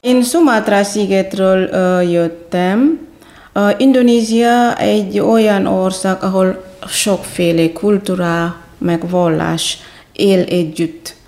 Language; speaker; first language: Hungarian; non-native, fluent; Indonesian